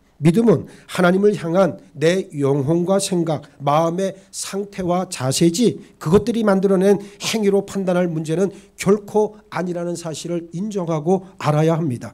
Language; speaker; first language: Korean; native; Korean